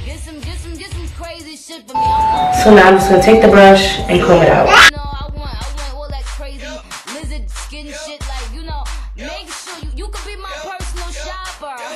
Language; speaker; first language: English; native; English